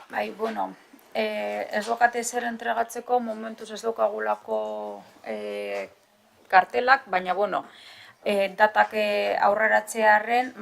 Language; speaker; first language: Basque; native; Basque